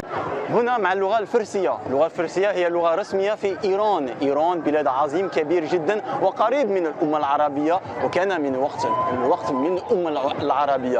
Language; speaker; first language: Arabic; early bilingual, heritage; Arabic